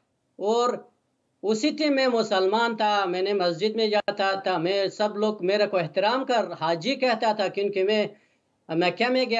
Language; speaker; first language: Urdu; non-native, learner; Persian